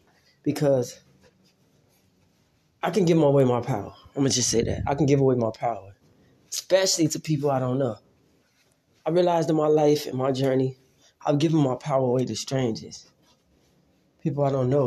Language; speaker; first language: English; native; English